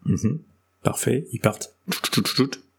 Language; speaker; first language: French; native; French